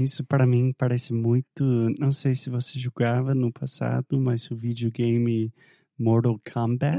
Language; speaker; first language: Portuguese; non-native, fluent; English